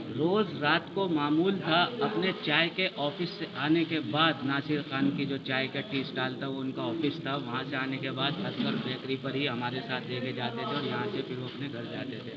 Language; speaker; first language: Urdu; native; Urdu